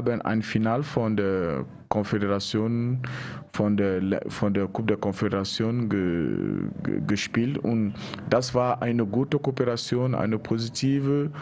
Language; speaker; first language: German; non-native, learner; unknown